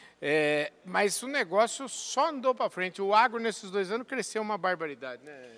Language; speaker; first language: Portuguese; native; Portuguese